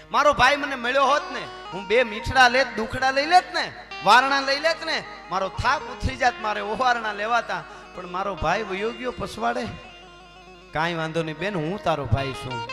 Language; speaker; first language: Gujarati; native; Gujarati